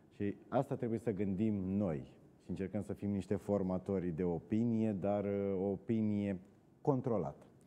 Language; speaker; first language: Romanian; native; Romanian